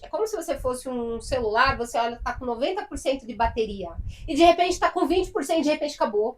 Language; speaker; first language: Portuguese; native; Portuguese